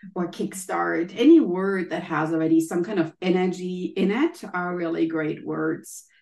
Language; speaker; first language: English; non-native, fluent; German